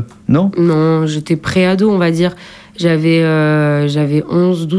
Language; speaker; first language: French; native; French